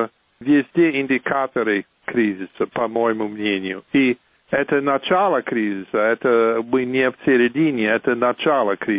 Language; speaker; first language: Russian; non-native, fluent; English